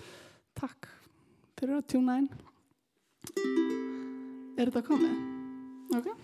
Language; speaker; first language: Icelandic; native; Icelandic